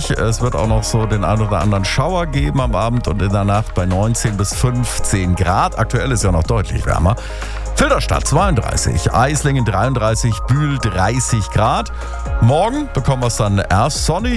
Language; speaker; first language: German; native; German